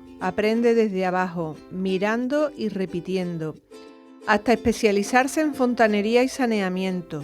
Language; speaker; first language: Spanish; native; Spanish